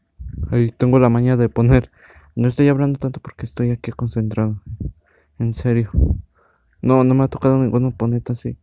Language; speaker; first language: Spanish; native; Spanish